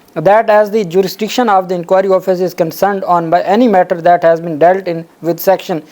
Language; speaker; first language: English; non-native, local second language; Urdu